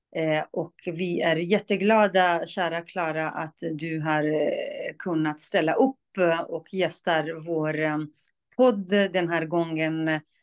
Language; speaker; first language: Swedish; non-native, fluent; Central Kurdish